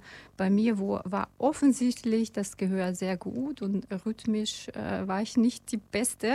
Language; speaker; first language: German; non-native, fluent; Russian